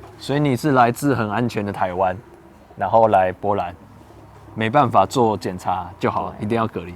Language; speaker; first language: Chinese; native; Chinese